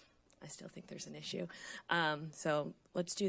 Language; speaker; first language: English; native; English